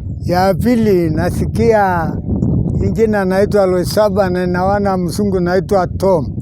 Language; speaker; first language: Swahili; non-native, local second language; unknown